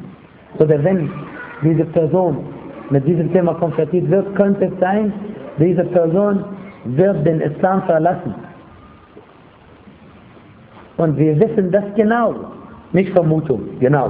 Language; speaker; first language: German; non-native, fluent; Arabic